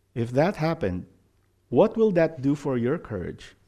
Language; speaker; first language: English; non-native, local second language; Filipino